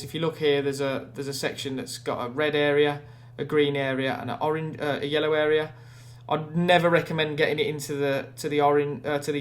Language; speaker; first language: English; native; English